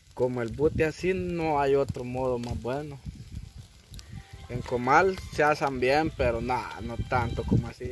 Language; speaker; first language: Spanish; native; Spanish